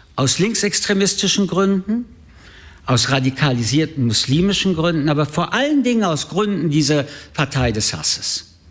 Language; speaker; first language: German; early bilingual, other home language; French